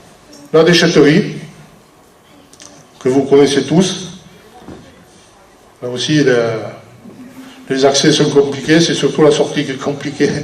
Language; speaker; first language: French; native; French